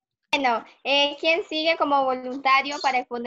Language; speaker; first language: Spanish; native; Spanish